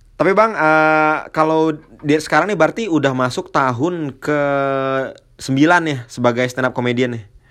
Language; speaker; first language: Indonesian; native; Indonesian